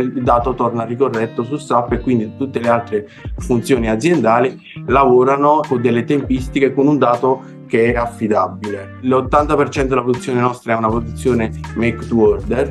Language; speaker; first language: Italian; native; Italian